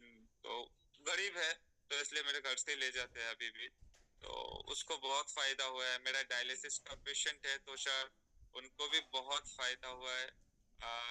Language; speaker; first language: Hindi; non-native, local second language; Bangla